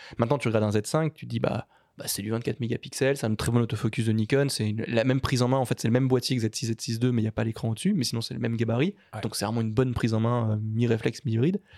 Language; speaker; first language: French; native; French